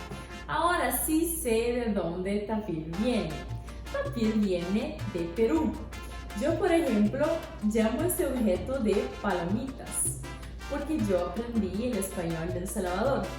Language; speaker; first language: Spanish; non-native, fluent; Portuguese